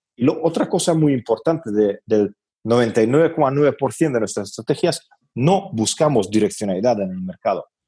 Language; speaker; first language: Spanish; non-native, fluent; Hungarian